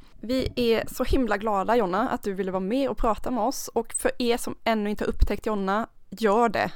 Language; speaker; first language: Swedish; native; Swedish